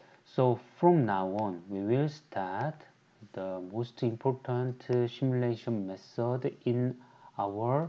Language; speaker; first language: English; non-native, fluent; Korean